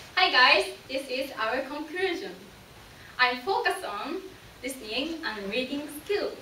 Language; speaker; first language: English; non-native, learner; Japanese